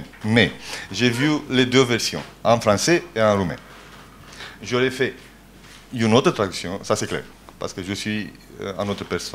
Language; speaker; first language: French; non-native, fluent; Romanian